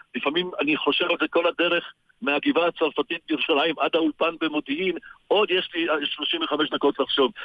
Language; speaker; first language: Hebrew; early bilingual, other home language; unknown